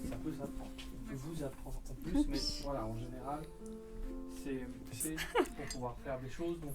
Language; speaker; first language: French; native; French